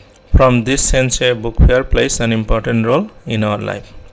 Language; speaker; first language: English; non-native, local second language; Bangla